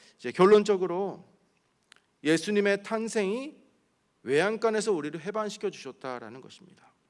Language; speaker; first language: Korean; early bilingual, heritage; Korean